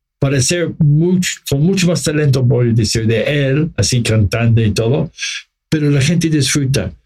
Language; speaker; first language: Spanish; non-native, fluent; English